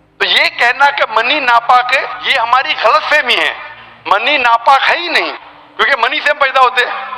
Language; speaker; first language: Urdu; non-native, local second language; Konkani